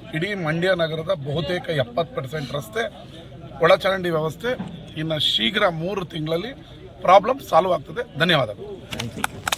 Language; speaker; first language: Kannada; native; Kannada